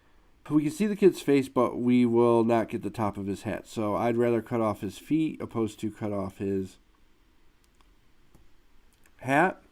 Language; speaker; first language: English; native; English